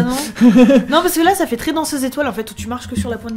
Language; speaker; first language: French; native; French